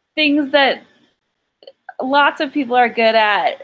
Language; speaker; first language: English; native; English